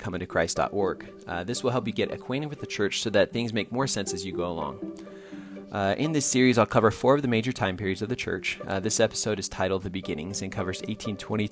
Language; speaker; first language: English; native; English